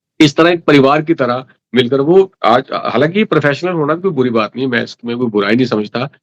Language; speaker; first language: Hindi; non-native, local second language; Dogri